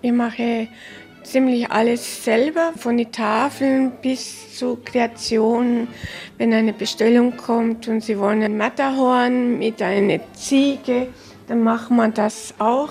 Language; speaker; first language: German; early bilingual, heritage; German